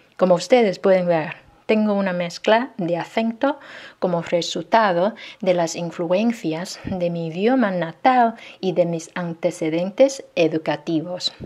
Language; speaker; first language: Spanish; non-native, fluent; Chinese